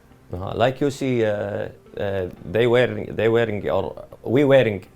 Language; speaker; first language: English; non-native, learner; Arabic